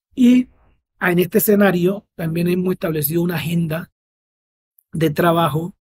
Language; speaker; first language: Spanish; native; Spanish